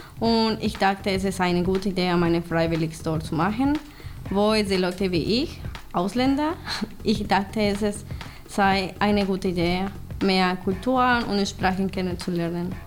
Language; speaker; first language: German; non-native, learner; Spanish